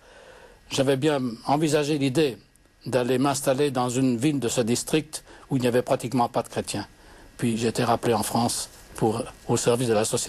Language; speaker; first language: French; native; French